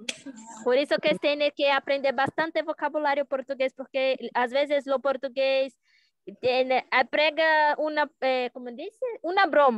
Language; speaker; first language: Spanish; non-native, learner; Portuguese